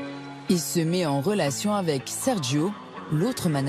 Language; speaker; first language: French; native; French